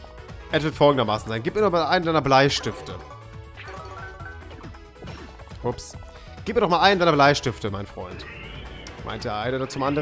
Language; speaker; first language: German; native; German